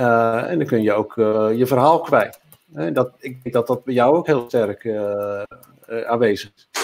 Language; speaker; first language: Dutch; native; Dutch